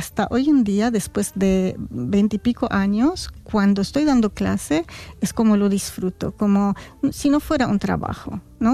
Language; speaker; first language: Spanish; non-native, fluent; Arabic